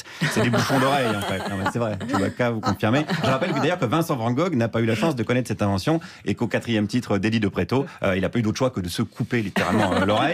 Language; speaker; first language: French; native; French